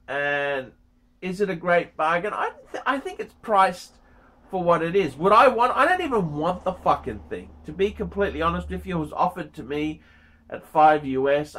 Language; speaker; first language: English; native; English